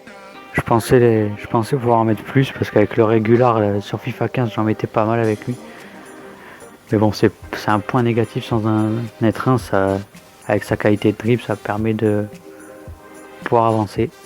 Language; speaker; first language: French; native; French